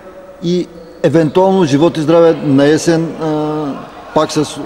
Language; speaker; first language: Bulgarian; native; Bulgarian